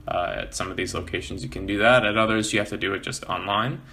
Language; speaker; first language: English; native; English